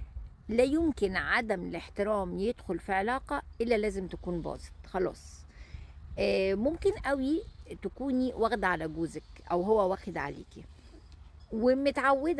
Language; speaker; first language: Arabic; native; Arabic